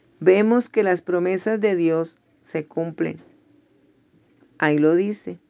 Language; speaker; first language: Spanish; native; Spanish